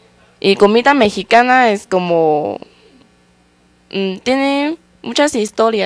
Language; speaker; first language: Spanish; non-native, learner; Chinese